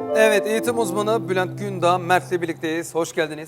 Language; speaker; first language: Turkish; native; Turkish